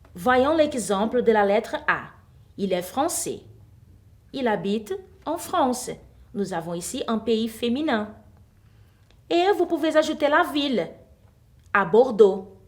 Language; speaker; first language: French; non-native, fluent; Portuguese